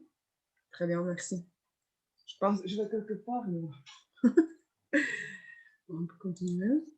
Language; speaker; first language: French; non-native, fluent; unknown